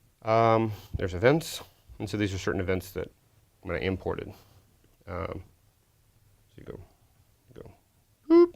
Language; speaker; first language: English; native; English